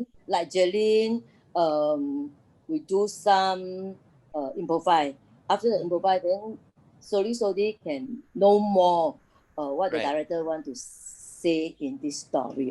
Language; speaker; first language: English; non-native, learner; Chinese